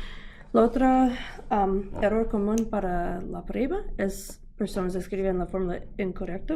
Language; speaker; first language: Spanish; non-native, learner; English